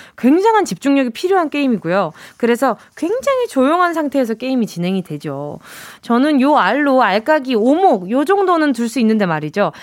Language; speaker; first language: Korean; native; Korean